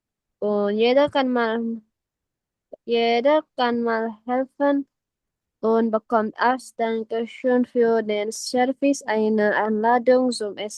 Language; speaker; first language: German; non-native, learner; Indonesian